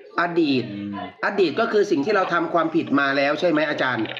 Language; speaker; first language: Thai; native; Thai